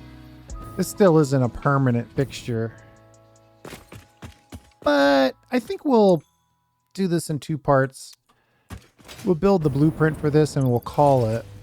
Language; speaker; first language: English; native; English